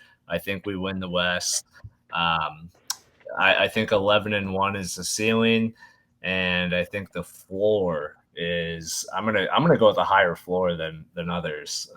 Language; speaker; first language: English; native; English